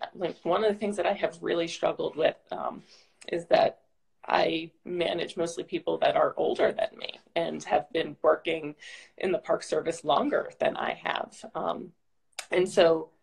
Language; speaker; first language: English; native; English